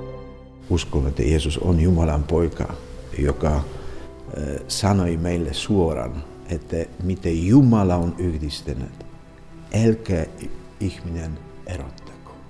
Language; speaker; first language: Finnish; non-native, fluent; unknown